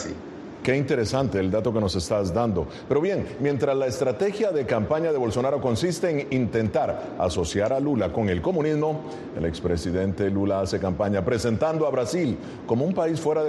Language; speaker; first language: Spanish; native; Spanish